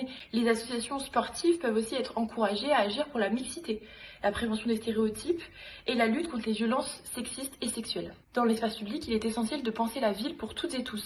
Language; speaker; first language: French; native; French